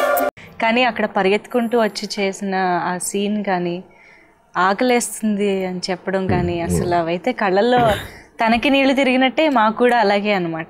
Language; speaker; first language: Telugu; native; Telugu